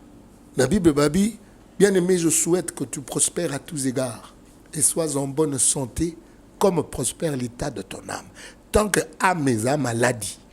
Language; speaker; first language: French; non-native, local second language; Lingala